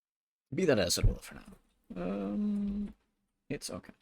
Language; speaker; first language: English; native; English